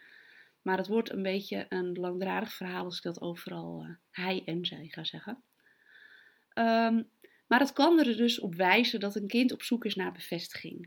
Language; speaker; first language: Dutch; native; Dutch